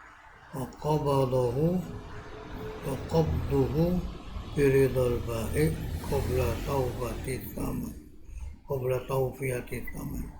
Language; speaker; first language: Arabic; non-native, fluent; Javanese